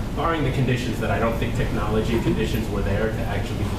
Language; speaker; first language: English; native; English